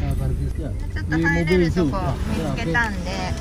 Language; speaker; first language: Japanese; native; Japanese